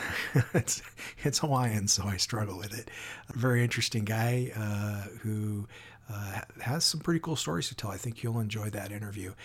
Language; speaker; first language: English; native; English